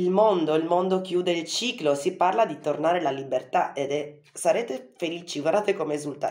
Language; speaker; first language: Italian; native; Italian